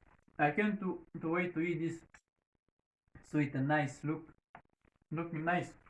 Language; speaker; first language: English; non-native, learner; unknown